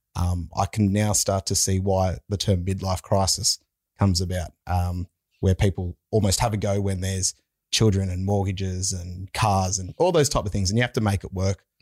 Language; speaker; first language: English; native; English